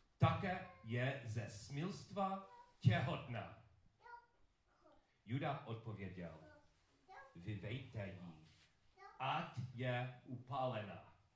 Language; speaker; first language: Czech; non-native, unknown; English